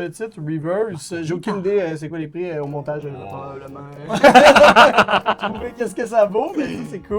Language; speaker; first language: French; native; French